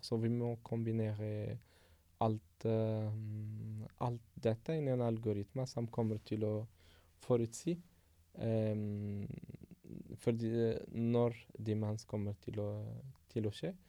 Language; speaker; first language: Norwegian; non-native, fluent; Arabic